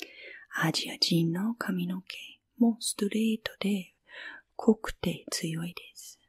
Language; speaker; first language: Japanese; non-native, fluent; English